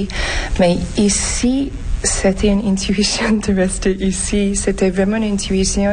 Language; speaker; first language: French; non-native, fluent; English